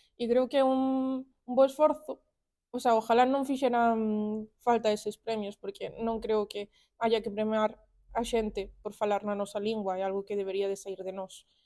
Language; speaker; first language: Galician; non-native, local second language; Spanish